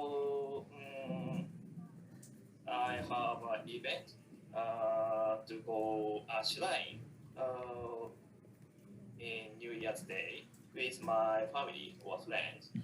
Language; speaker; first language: English; non-native, learner; Japanese